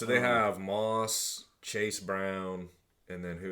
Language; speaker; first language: English; native; English